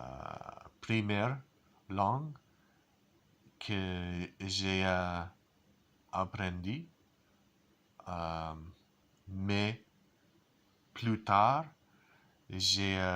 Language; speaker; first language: French; non-native, learner; English